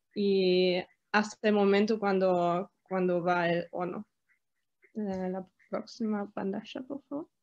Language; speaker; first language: Spanish; non-native, fluent; German